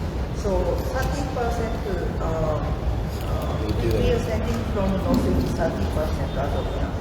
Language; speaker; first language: English; non-native, learner; Japanese